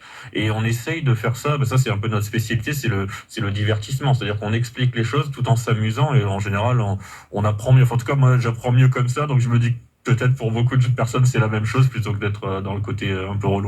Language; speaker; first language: French; native; French